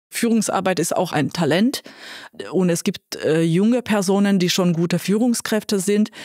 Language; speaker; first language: German; non-native, fluent; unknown